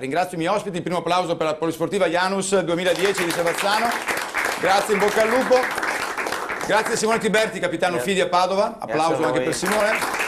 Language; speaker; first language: Italian; native; Italian